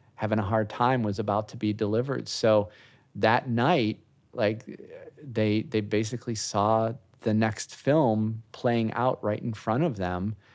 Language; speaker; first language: English; native; English